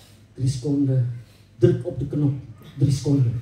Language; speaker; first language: Dutch; non-native, learner; Indonesian